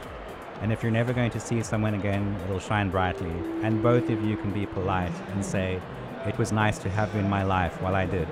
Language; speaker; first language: English; native; English